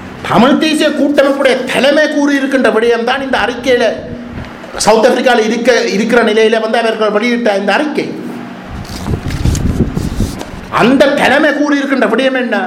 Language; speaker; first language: Tamil; native; Tamil